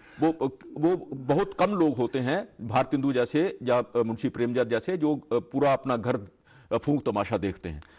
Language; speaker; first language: Hindi; non-native, local second language; Dogri